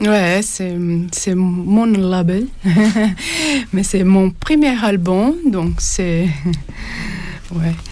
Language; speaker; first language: French; non-native, fluent; Portuguese